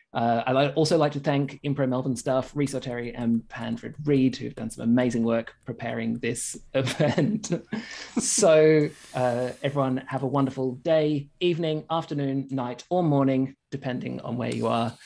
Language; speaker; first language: English; native; English